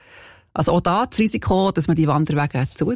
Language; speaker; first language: German; native; German